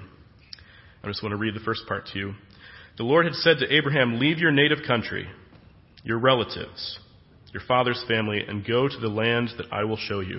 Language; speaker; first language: English; native; English